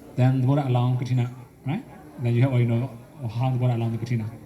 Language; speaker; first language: English; non-native, fluent; Burmese